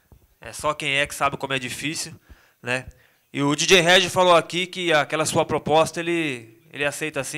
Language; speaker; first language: Portuguese; native; Portuguese